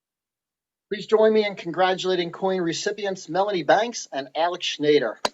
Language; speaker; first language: English; native; English